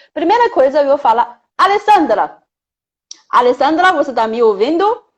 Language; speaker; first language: Portuguese; non-native, fluent; Chinese